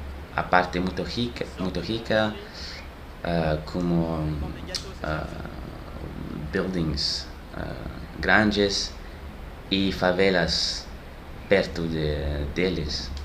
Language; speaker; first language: Portuguese; non-native, learner; French